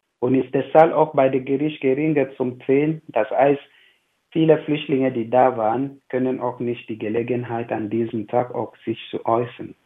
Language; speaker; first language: German; non-native, fluent; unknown